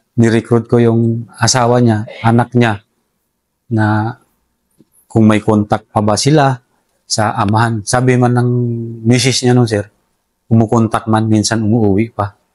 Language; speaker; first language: Filipino; non-native, local second language; Cebuano